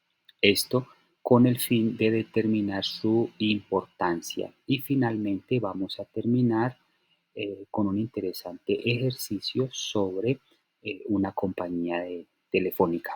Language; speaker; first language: Spanish; native; Spanish